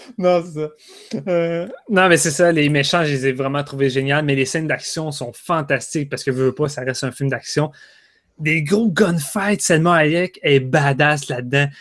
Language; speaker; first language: French; native; French